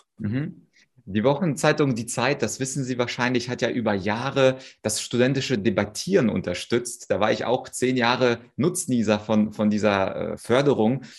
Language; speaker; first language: German; early bilingual, other home language; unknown